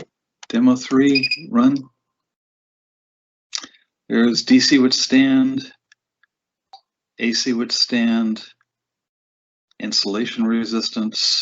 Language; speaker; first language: English; native; English